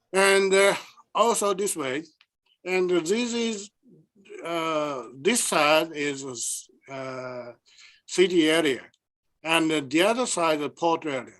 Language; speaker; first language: English; non-native, learner; Japanese